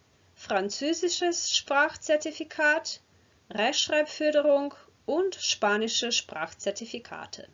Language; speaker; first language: German; non-native, fluent; Croatian